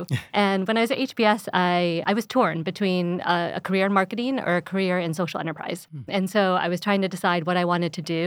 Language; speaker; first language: English; early bilingual, other home language; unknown